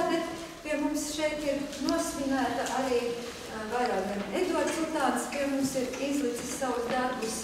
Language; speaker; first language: Latvian; native; Latvian